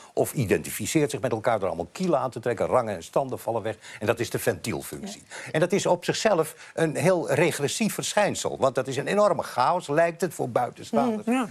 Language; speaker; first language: Dutch; native; Dutch